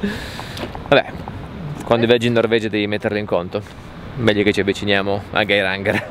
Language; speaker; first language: Italian; native; Italian